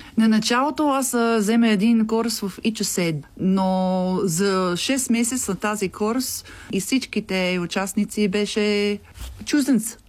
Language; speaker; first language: Bulgarian; non-native, learner; English